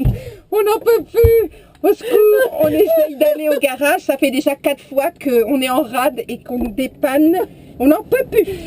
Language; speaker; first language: French; native; French